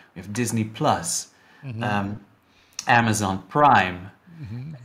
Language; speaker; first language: English; non-native, fluent; Dutch